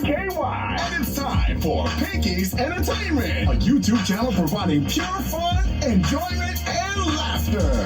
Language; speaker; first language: English; native; English